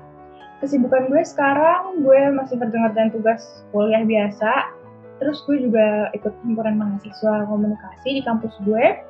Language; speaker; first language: Indonesian; native; Indonesian